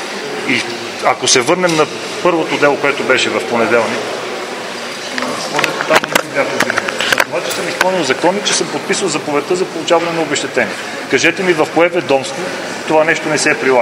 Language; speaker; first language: Bulgarian; native; Bulgarian